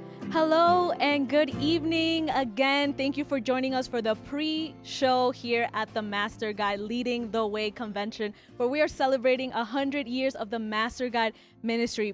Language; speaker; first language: English; early bilingual, other home language; Spanish